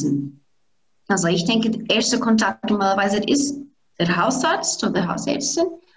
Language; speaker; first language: German; non-native, fluent; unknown